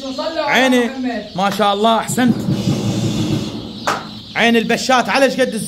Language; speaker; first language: Arabic; native; Arabic